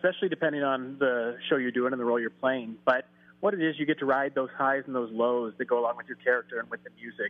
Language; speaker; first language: English; native; English